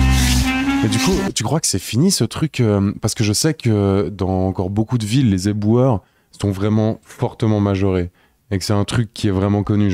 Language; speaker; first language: French; native; French